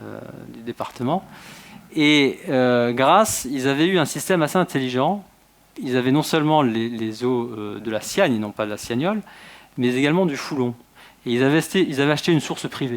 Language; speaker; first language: French; native; French